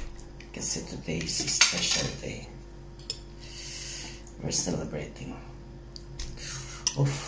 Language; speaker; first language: English; non-native, learner; Filipino